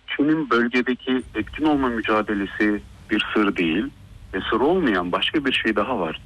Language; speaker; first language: Turkish; early bilingual, heritage; Turkish